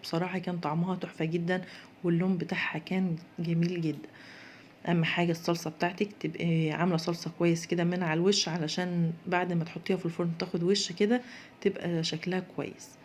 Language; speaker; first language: Arabic; native; Arabic